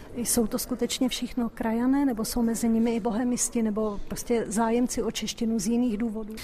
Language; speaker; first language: Czech; native; Czech